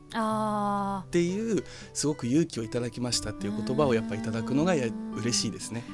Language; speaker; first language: Japanese; early bilingual, other home language; Portuguese